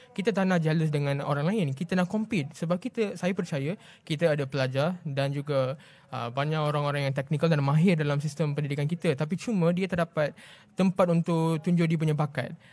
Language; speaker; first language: Malay; non-native, local second language; Tamil